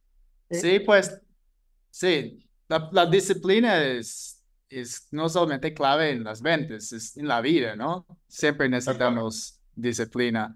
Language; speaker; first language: Spanish; non-native, fluent; English